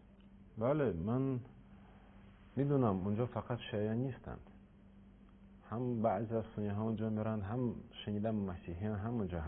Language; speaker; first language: Persian; non-native, learner; Russian